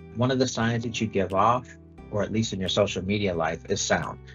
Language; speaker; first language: English; native; English